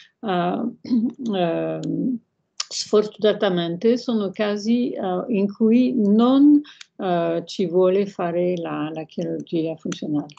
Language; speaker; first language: Italian; non-native, fluent; French